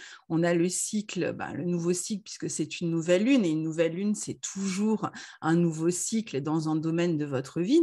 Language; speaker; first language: French; native; French